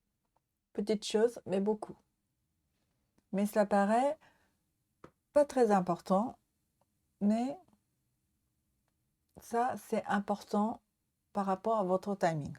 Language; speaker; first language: French; non-native, learner; Japanese